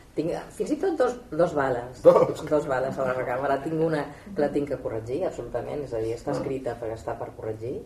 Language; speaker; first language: Catalan; non-native, local second language; Spanish